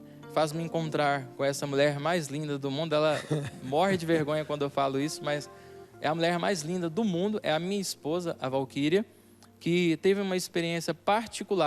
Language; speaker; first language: Portuguese; native; Portuguese